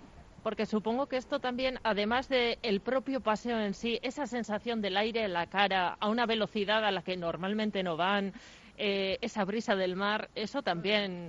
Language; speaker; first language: Spanish; native; Spanish